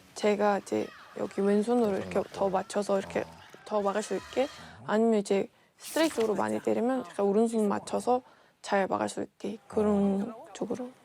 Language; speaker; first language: Korean; non-native, fluent; Mongolian